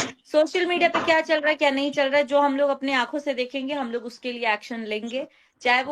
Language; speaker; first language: Hindi; native; Hindi